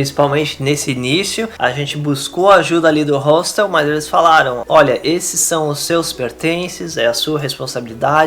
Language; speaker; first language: Portuguese; native; Portuguese